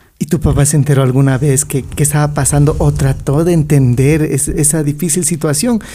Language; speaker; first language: Spanish; native; Spanish